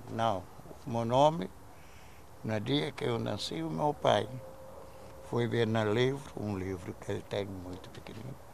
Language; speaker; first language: Portuguese; non-native, local second language; Kabuverdianu